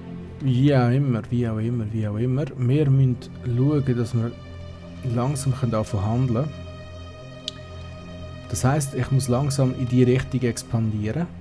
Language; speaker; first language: German; native; German